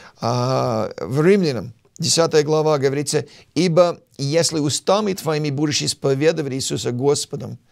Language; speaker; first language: Russian; non-native, fluent; English